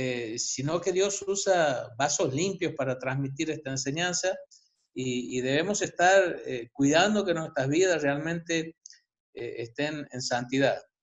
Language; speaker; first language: Spanish; native; Spanish